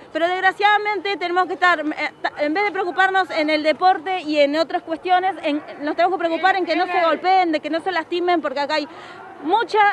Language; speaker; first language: Spanish; native; Spanish